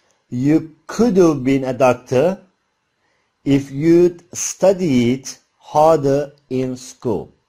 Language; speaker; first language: English; non-native, fluent; Turkish